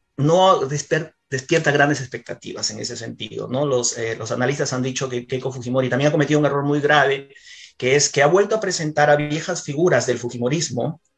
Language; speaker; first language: Spanish; native; Spanish